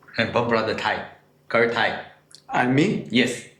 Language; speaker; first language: English; non-native, learner; Korean